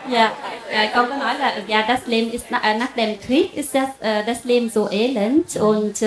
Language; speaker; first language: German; non-native, fluent; Vietnamese